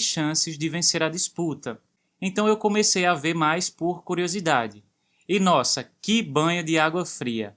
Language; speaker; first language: Portuguese; native; Portuguese